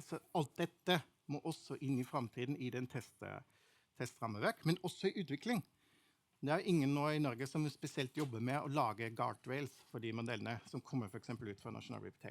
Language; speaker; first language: Norwegian; non-native, fluent; German